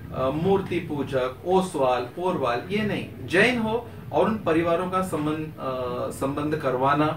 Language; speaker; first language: Hindi; native; Hindi